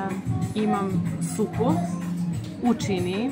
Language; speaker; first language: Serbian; non-native, learner; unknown